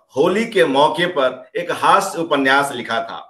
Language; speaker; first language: Hindi; native; Hindi